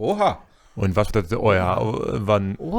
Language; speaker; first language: German; non-native, learner; English